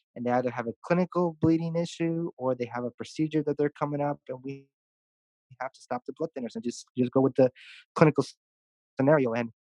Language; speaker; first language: English; native; English